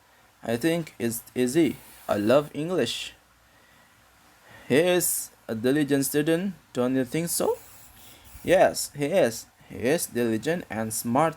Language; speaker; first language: English; non-native, fluent; Indonesian